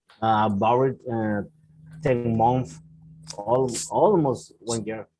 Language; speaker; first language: English; non-native, learner; Spanish